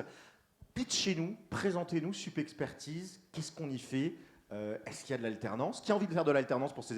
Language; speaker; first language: French; native; French